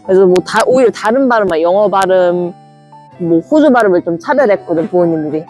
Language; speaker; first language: Korean; non-native, fluent; English